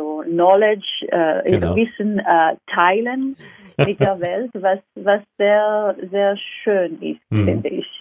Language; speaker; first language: German; non-native, fluent; Hebrew